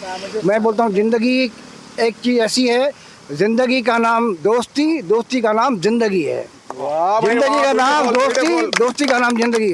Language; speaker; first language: Hindi; non-native, local second language; Sindhi